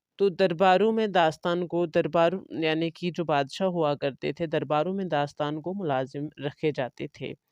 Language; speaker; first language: Urdu; non-native, local second language; Kashmiri